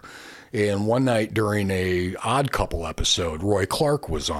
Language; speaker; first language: English; native; English